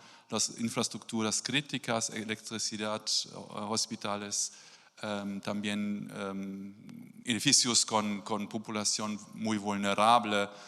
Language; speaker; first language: Spanish; non-native, learner; German